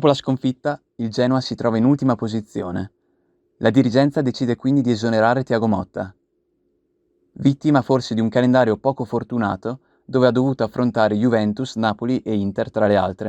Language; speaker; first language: Italian; native; Italian